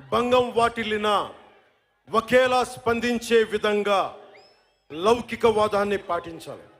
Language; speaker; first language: Telugu; native; Telugu